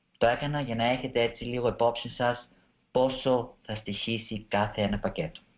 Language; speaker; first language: Greek; early bilingual, heritage; Greek